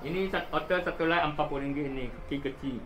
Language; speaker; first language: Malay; non-native, local second language; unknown